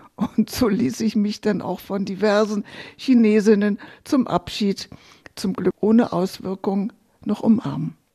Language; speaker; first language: German; native; German